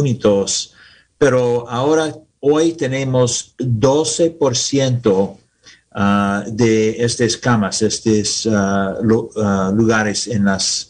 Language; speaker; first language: Spanish; non-native, learner; English